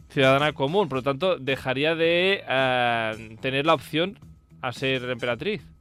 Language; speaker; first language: Spanish; native; Spanish